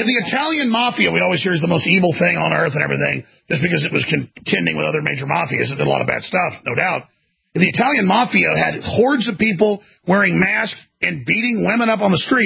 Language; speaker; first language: English; native; English